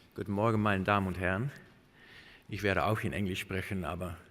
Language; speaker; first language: German; non-native, learner; Italian